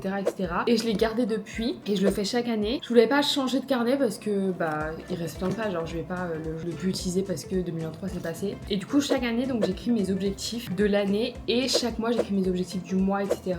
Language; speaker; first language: French; native; French